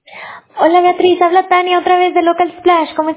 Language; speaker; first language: Spanish; native; Spanish